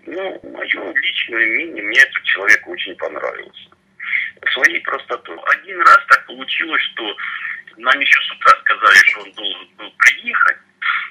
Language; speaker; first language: Russian; native; Russian